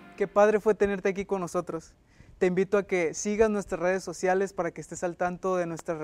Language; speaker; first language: Spanish; native; Spanish